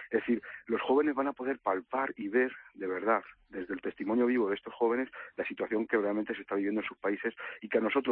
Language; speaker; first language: Spanish; native; Spanish